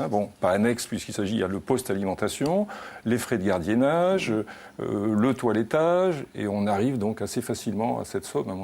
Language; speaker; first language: French; native; French